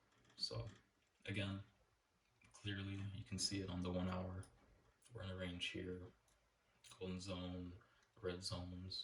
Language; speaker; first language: English; native; English